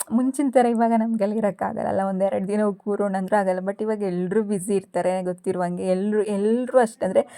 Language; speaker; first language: Kannada; native; Kannada